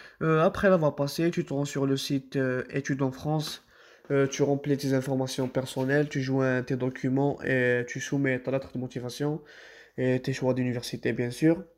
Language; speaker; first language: French; non-native, local second language; Arabic